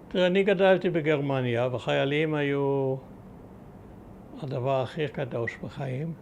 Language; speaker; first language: Hebrew; early bilingual, other home language; German